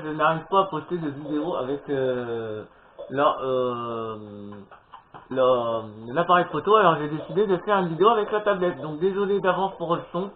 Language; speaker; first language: French; native; French